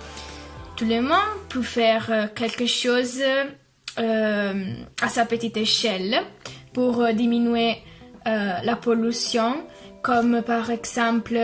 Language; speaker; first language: French; non-native, learner; Italian